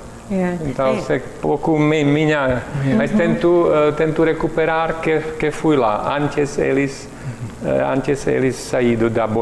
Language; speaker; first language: Portuguese; non-native, learner; Czech